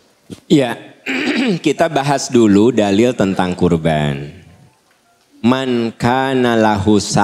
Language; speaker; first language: Indonesian; non-native, local second language; Sundanese